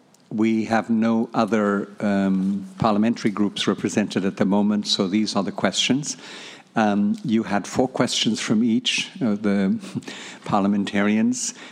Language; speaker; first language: English; non-native, fluent; Portuguese